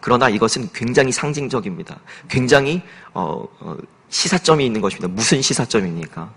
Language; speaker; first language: Korean; native; Korean